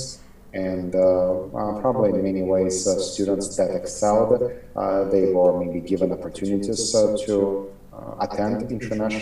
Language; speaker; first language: English; non-native, fluent; Ukrainian